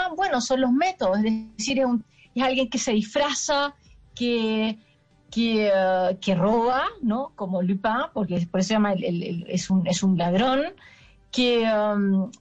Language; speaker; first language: Spanish; native; Spanish